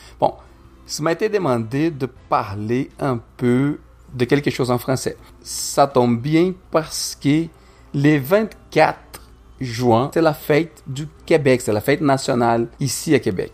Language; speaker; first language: French; non-native, fluent; Portuguese